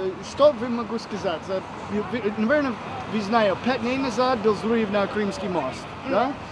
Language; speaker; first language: Russian; non-native, learner; English